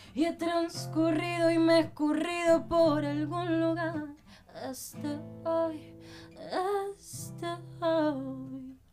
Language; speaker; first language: Spanish; native; Spanish